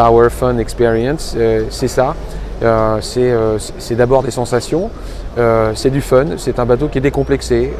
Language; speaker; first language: French; native; French